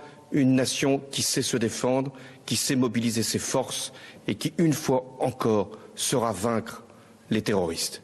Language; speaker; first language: French; native; French